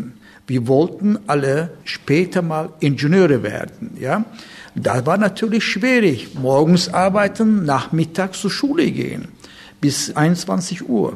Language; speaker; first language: German; non-native, fluent; Turkish